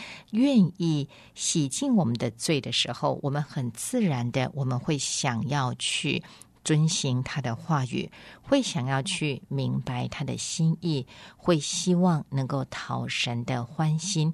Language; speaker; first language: Chinese; native; Chinese